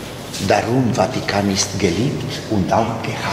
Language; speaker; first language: German; non-native, learner; Italian